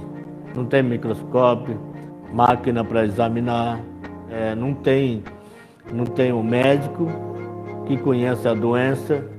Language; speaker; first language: Portuguese; non-native, local second language; Yanomámi